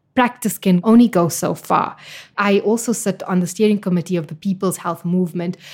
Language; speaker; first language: English; native; English